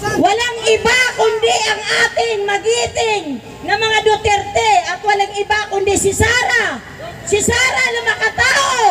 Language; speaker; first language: Filipino; non-native, local second language; Waray